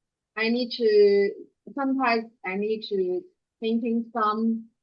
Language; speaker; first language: English; non-native, learner; Chinese